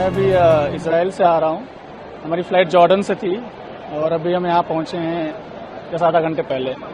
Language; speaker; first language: Hindi; native; Hindi